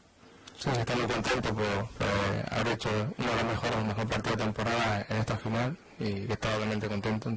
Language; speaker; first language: Spanish; native; Spanish